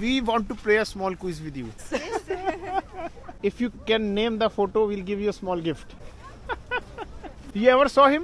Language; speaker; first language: English; non-native, local second language; Hindi